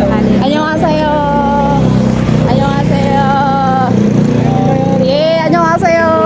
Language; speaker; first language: Korean; non-native, learner; Filipino